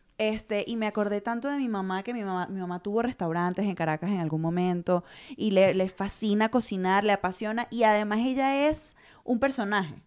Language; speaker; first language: Spanish; native; Spanish